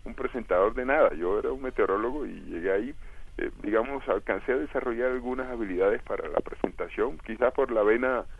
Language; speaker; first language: Spanish; native; Spanish